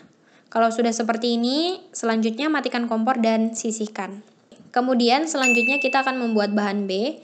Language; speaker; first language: Indonesian; native; Indonesian